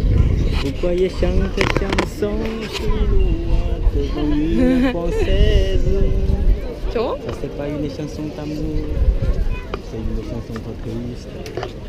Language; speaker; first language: French; non-native, learner; Chinese